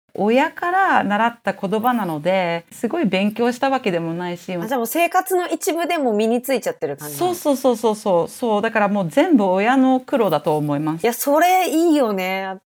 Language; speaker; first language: Japanese; early bilingual, heritage; Dutch